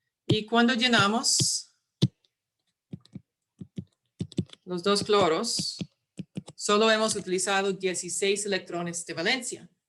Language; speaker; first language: Spanish; early bilingual, heritage; English